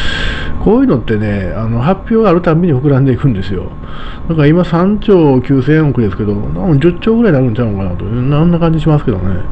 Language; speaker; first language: Japanese; native; Japanese